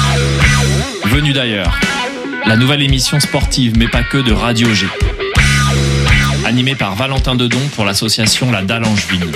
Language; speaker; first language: French; native; French